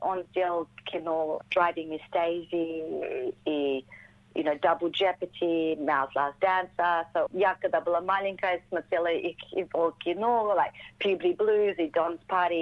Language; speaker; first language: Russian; early bilingual, heritage; Russian